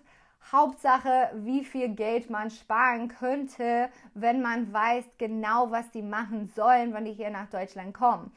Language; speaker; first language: German; non-native, learner; English